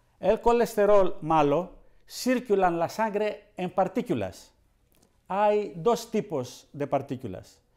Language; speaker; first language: Spanish; non-native, learner; Greek